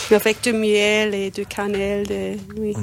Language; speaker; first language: French; non-native, learner; English